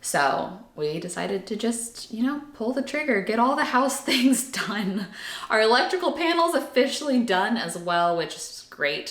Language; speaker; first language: English; native; English